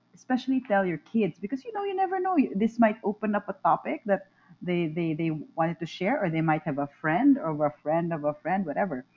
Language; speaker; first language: English; non-native, local second language; Filipino